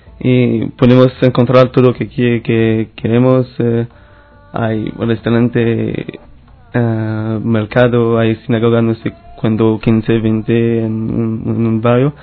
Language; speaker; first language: Spanish; non-native, learner; French